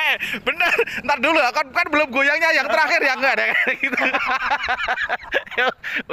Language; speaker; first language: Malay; non-native, local second language; Javanese